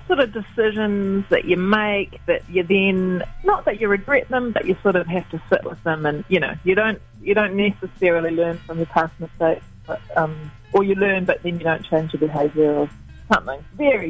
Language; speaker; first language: English; native; English